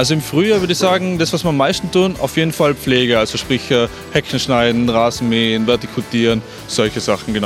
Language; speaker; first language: German; native; German